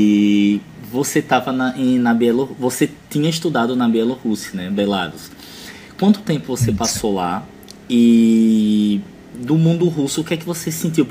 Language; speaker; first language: Portuguese; native; Portuguese